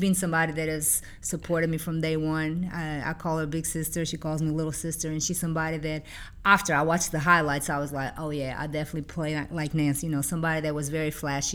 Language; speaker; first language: English; non-native, fluent; Portuguese